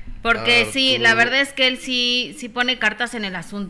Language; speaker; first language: Spanish; native; Spanish